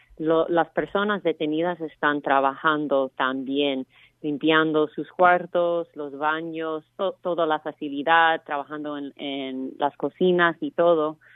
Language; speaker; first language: Spanish; non-native, fluent; English